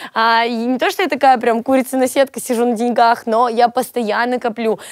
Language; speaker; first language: Russian; native; Russian